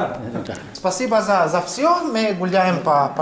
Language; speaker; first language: Russian; non-native, fluent; Italian